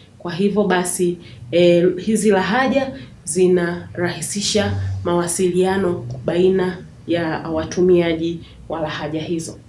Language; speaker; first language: Swahili; native; Swahili